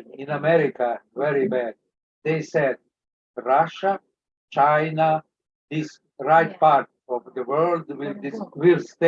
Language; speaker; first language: English; non-native, learner; Serbian